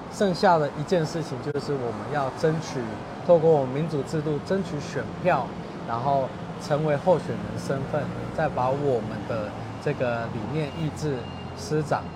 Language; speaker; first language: Chinese; native; Chinese